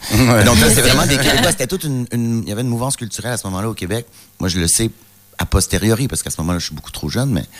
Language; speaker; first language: French; native; French